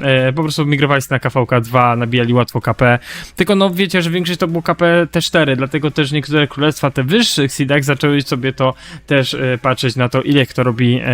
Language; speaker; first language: Polish; native; Polish